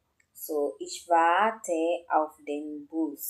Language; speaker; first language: German; non-native, learner; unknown